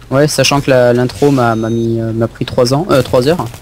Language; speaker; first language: French; native; French